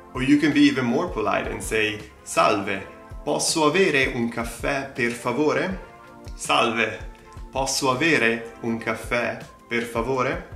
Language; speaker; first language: Italian; native; Italian